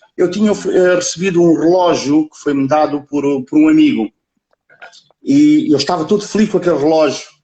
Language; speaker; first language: Portuguese; early bilingual, other home language; Kabuverdianu